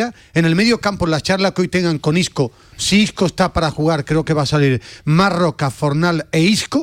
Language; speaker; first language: Spanish; native; Spanish